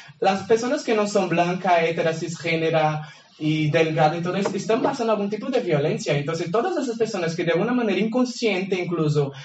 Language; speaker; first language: Spanish; non-native, fluent; Portuguese